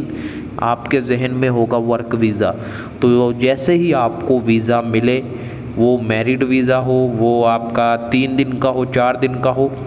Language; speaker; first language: Hindi; non-native, local second language; Punjabi